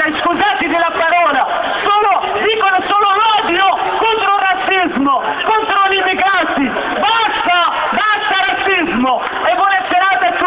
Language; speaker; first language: Italian; non-native, learner; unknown